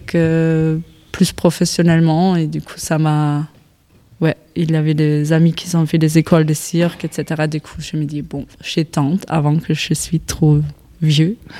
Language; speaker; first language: French; non-native, fluent; German